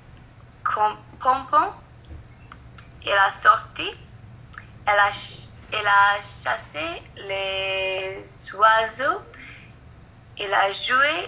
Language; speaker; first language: French; non-native, learner; English